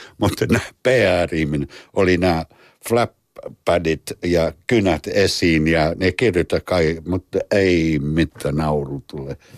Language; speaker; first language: Finnish; non-native, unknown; English